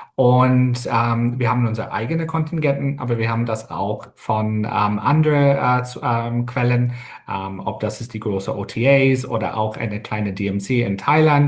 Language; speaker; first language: German; non-native, fluent; English